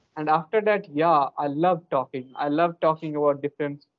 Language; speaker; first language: English; non-native, local second language; Hindi